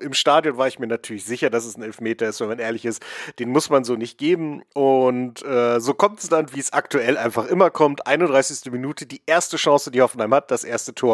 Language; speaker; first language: German; native; German